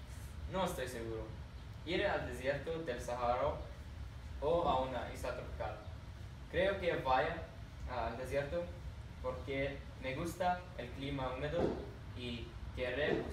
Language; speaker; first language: Spanish; non-native, learner; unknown